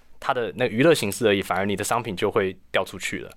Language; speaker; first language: Chinese; native; Chinese